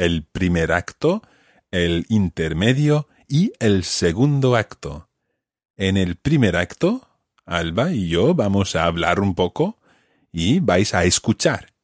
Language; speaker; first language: Spanish; non-native, fluent; English